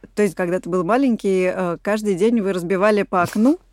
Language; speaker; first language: Russian; native; Russian